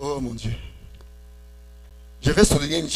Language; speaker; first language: French; non-native, local second language; Lingala